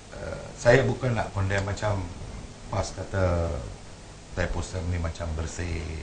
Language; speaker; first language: Malay; non-native, local second language; Tamil